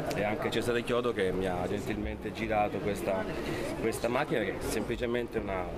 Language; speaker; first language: Italian; native; Italian